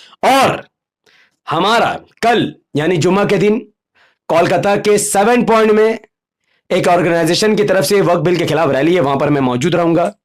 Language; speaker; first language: Hindi; native; Hindi